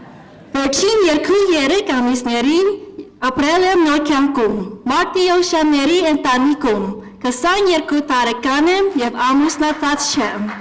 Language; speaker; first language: Armenian; non-native, learner; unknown